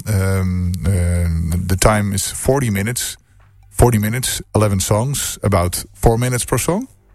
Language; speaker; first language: English; non-native, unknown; Dutch